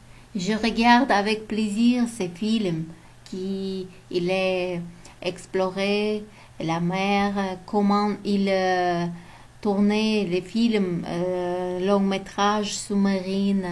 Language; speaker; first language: French; non-native, learner; Uzbek